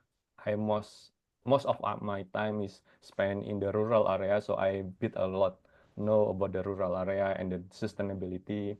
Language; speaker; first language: English; non-native, fluent; Indonesian